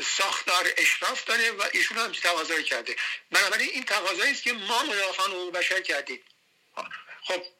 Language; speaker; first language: Persian; native; Persian